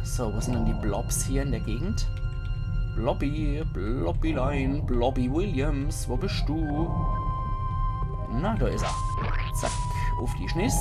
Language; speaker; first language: German; native; German